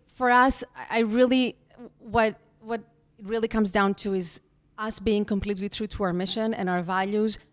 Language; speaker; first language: English; non-native, fluent; Greek